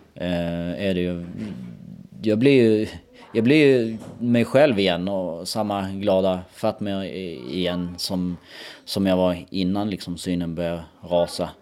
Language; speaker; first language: Swedish; early bilingual, other home language; Albanian